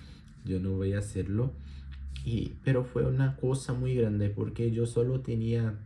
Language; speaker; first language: Spanish; non-native, learner; Portuguese